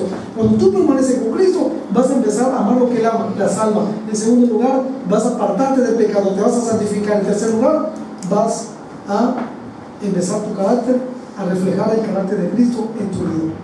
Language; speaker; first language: Spanish; native; Spanish